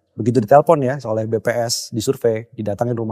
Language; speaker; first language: Indonesian; native; Indonesian